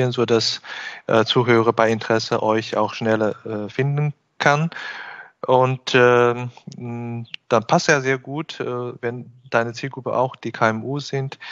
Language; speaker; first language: German; non-native, fluent; Chinese